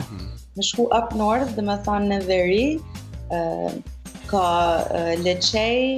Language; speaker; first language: Albanian; early bilingual, heritage; Albanian